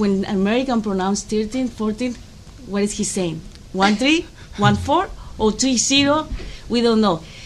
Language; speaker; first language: English; non-native, fluent; Spanish